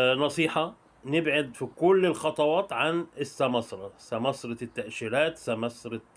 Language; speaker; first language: Arabic; native; Arabic